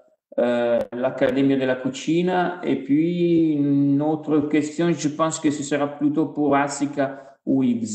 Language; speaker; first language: French; non-native, fluent; Italian